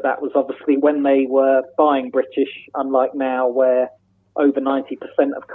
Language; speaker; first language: English; native; English